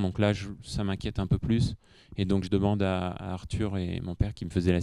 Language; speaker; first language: French; native; French